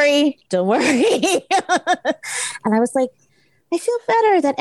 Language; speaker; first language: English; native; English